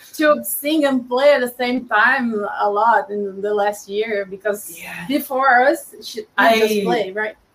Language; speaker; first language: English; non-native, fluent; Portuguese